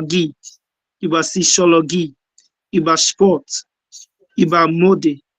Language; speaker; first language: German; non-native, learner; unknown